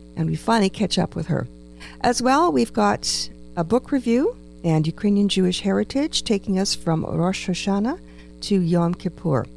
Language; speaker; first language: English; early bilingual, other home language; Ukrainian